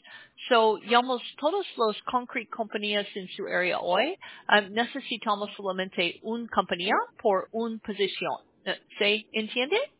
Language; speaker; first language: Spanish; non-native, learner; English